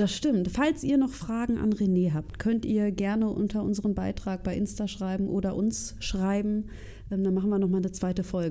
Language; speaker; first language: German; native; German